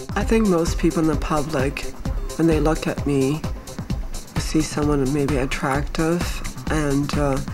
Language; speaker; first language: English; early bilingual, other home language; Vietnamese